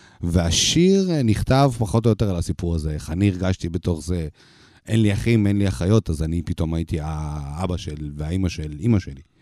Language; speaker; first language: Hebrew; early bilingual, other home language; Russian